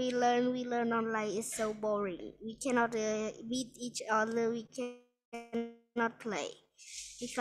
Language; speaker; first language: English; non-native, learner; Vietnamese